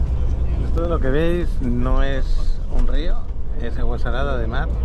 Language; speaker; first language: Spanish; native; Spanish